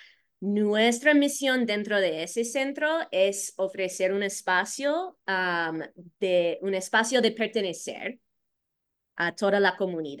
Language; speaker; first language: Spanish; non-native, fluent; English